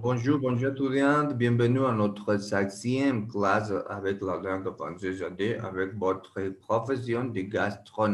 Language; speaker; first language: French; non-native, learner; Spanish